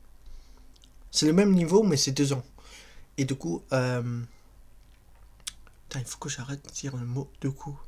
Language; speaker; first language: French; non-native, fluent; English